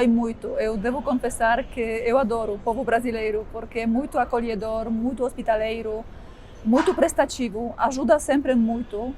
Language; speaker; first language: Portuguese; non-native, fluent; Polish